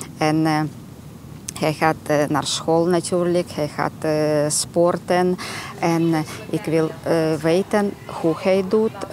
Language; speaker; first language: Dutch; non-native, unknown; Russian